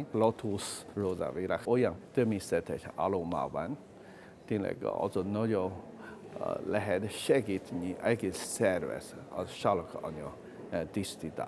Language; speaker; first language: Hungarian; non-native, learner; Chinese